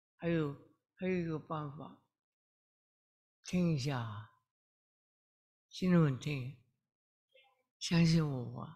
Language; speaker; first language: Chinese; early bilingual, heritage; Chinese